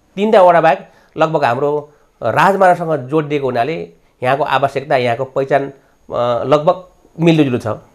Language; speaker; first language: Nepali; native; Nepali